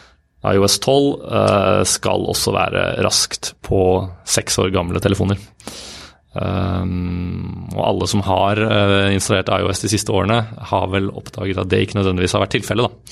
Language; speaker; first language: Norwegian; native; Norwegian